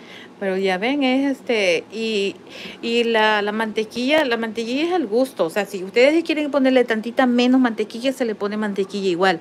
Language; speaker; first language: Spanish; native; Spanish